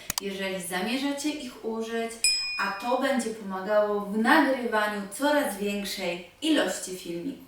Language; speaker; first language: Polish; native; Polish